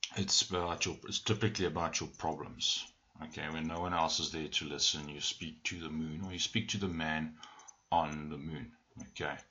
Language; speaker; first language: English; native; English